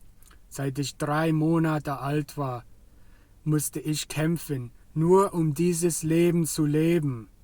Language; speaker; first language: German; non-native, fluent; English